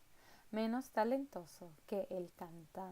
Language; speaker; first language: Spanish; non-native, fluent; English